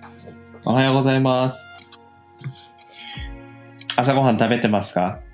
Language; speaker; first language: Japanese; native; Japanese